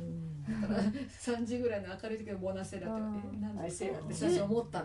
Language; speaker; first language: Japanese; native; Japanese